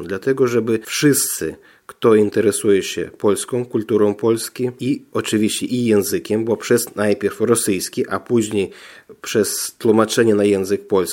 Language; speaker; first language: Polish; non-native, fluent; Russian